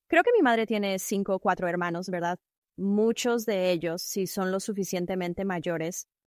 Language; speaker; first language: Spanish; non-native, fluent; Chinese